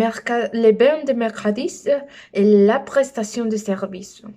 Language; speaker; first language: French; non-native, learner; Spanish